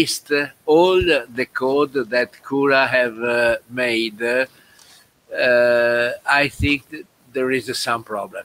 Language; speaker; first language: English; non-native, learner; Italian